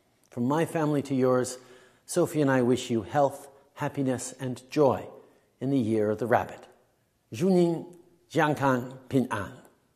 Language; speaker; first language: English; native; English